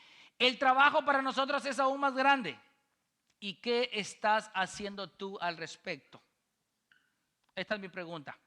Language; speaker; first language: Spanish; native; Spanish